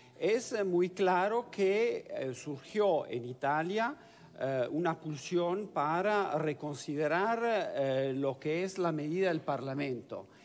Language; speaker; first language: Spanish; non-native, fluent; Italian